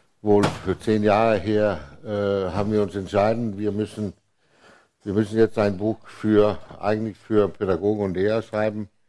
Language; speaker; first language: German; non-native, fluent; Danish